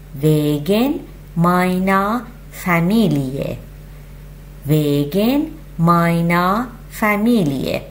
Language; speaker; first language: German; non-native, fluent; Persian